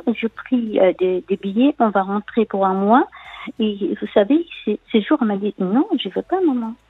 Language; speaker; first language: French; non-native, local second language; Arabic